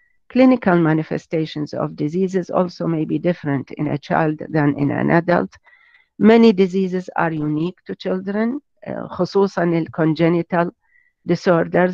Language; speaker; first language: English; non-native, fluent; Arabic